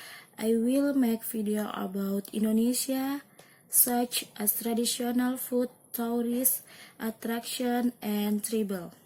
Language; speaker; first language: English; non-native, learner; Indonesian